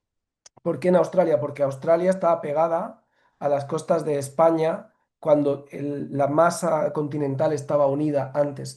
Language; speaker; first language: Spanish; native; Spanish